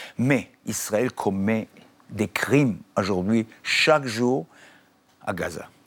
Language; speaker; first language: French; non-native, fluent; Hebrew